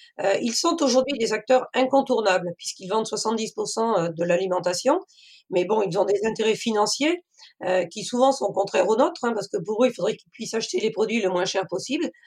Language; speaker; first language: French; native; French